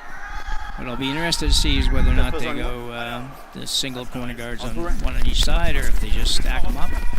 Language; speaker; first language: English; native; English